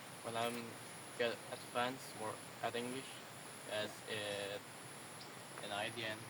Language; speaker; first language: English; non-native, learner; Indonesian